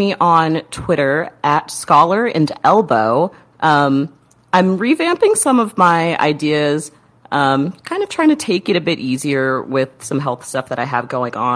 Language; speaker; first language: English; native; English